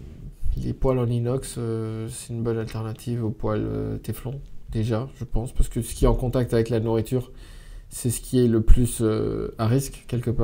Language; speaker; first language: French; native; French